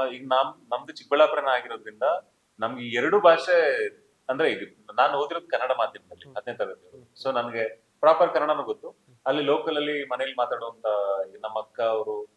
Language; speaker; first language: Kannada; native; Kannada